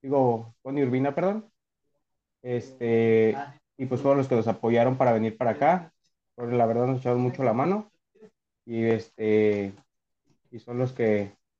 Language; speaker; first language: Spanish; native; Spanish